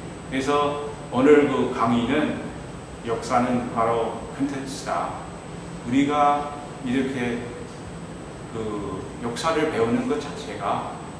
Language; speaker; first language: Korean; non-native, fluent; Chinese